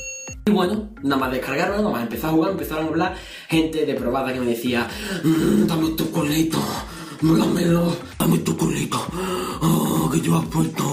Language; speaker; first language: Spanish; native; Spanish